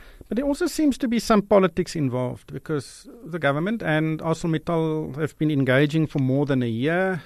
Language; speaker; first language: English; non-native, local second language; Afrikaans